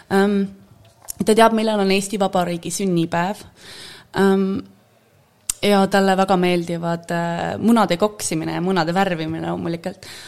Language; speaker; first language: Estonian; native; Estonian